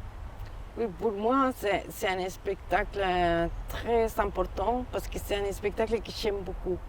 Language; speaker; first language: French; non-native, fluent; Spanish